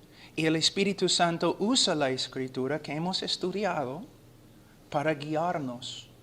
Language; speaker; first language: Spanish; non-native, fluent; English